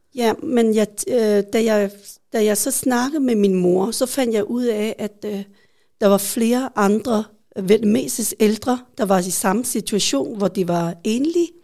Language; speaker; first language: Danish; early bilingual, other home language; Vietnamese